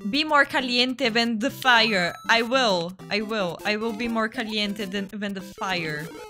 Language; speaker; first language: English; non-native, fluent; Portuguese